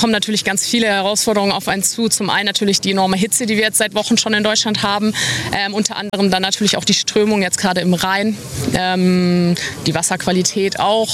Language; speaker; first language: German; native; German